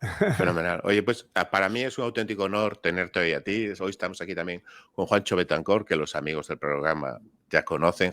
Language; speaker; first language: Spanish; native; Spanish